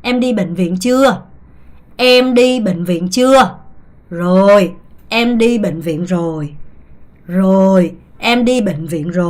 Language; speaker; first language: Vietnamese; non-native, fluent; Korean